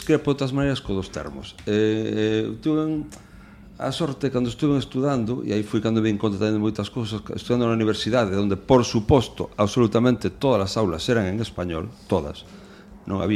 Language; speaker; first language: Galician; non-native, local second language; Spanish